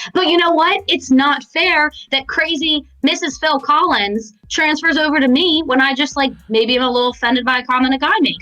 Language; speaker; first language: English; native; English